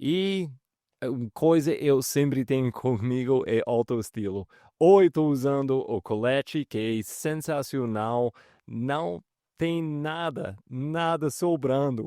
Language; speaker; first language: Portuguese; non-native, fluent; English